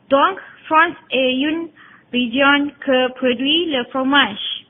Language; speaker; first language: French; non-native, learner; Malay